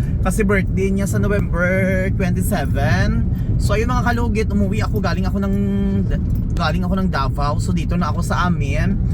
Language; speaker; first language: Filipino; non-native, local second language; Cebuano